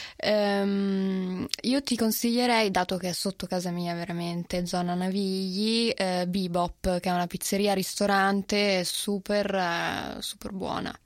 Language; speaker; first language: Italian; native; Italian